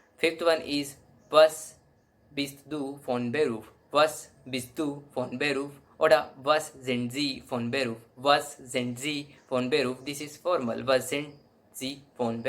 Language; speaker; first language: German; non-native, local second language; Hindi